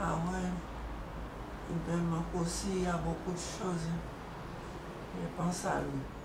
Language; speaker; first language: French; non-native, local second language; Guadeloupean Creole French